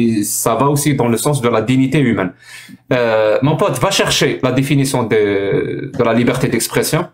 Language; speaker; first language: French; non-native, local second language; Arabic